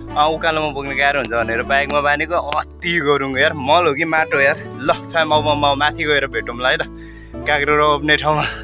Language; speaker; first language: Nepali; non-native, local second language; Eastern Tamang